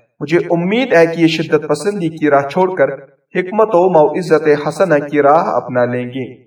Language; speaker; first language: Urdu; native; Urdu